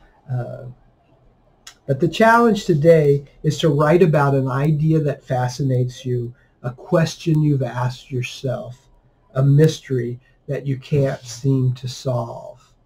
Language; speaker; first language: English; native; English